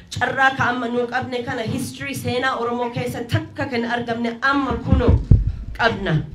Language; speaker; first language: Oromo; early bilingual, heritage; Oromo